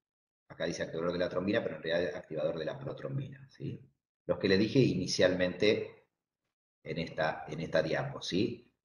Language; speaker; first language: Spanish; native; Spanish